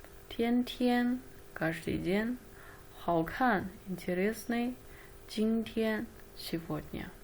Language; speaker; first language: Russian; non-native, learner; Chinese